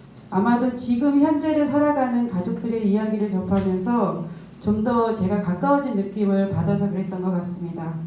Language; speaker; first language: Korean; native; Korean